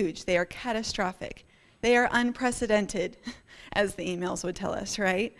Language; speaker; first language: English; native; English